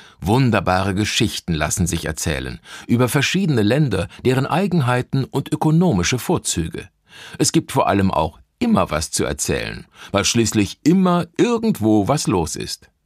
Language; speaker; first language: German; native; German